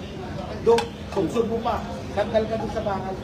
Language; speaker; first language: Filipino; native; Filipino